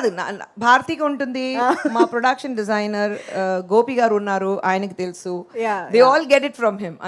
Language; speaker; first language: Telugu; non-native, local second language; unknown